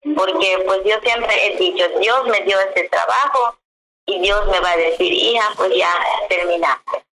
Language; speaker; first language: Spanish; non-native, local second language; Yucateco